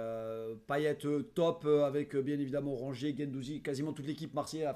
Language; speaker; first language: French; native; French